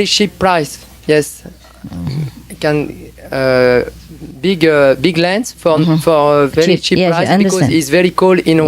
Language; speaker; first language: English; non-native, learner; French